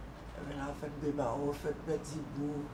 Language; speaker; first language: French; non-native, local second language; Guadeloupean Creole French